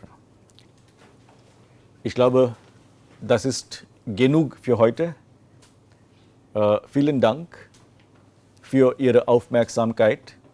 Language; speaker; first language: German; non-native, fluent; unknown